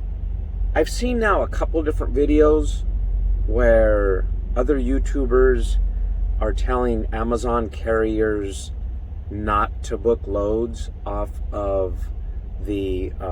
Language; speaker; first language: English; native; English